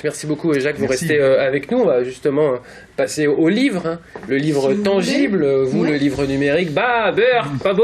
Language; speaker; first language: French; native; French